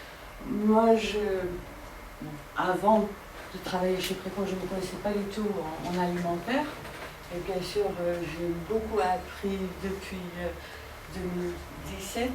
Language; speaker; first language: French; non-native, fluent; Dutch